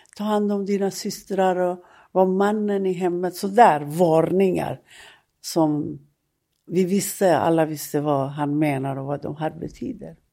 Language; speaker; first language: Swedish; non-native, fluent; Persian